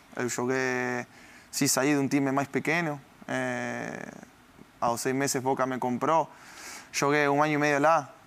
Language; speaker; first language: Portuguese; non-native, learner; Spanish